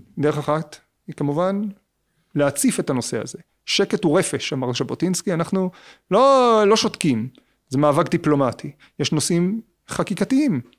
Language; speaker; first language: Hebrew; native; Hebrew